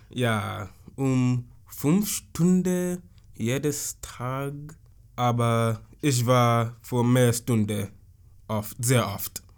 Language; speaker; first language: German; non-native, learner; English